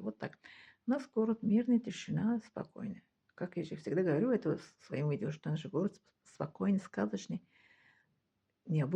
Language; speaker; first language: Russian; non-native, fluent; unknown